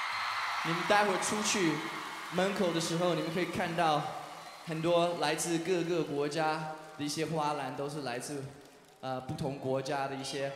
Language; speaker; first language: Chinese; early bilingual, heritage; English